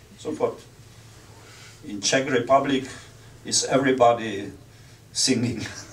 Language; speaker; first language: English; non-native, learner; Czech